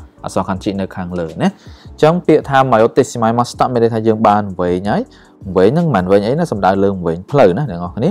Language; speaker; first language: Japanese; non-native, learner; Khmer